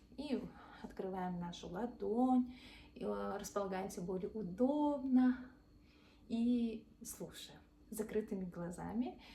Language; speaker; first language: Russian; non-native, local second language; Yakut